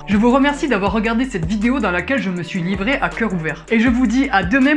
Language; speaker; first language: French; native; French